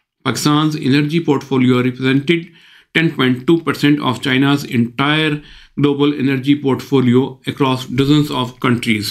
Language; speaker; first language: English; non-native, local second language; Urdu